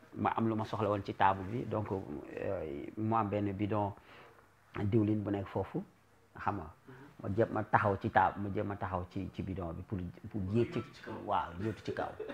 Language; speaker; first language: Wolof; native; Wolof